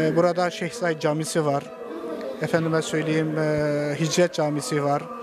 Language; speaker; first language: Turkish; non-native, local second language; Zaza